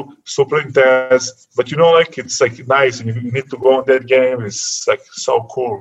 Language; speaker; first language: English; non-native, learner; Serbian